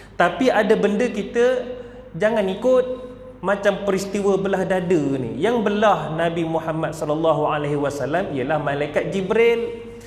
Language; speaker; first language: Malay; native; Malay